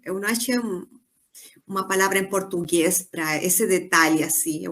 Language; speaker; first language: Portuguese; non-native, fluent; Spanish